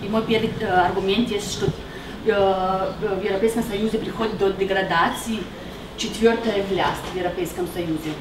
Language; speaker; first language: Russian; non-native, fluent; Slovenian